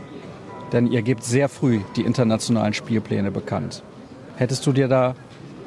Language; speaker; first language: German; native; German